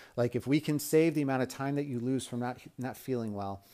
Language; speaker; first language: English; native; English